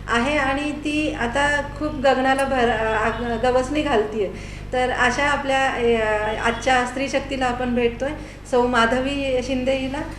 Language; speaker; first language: Marathi; native; Marathi